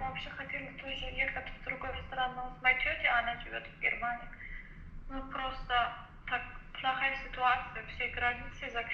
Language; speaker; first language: Russian; non-native, learner; Persian